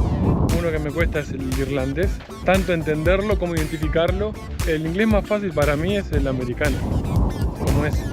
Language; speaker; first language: Spanish; native; Spanish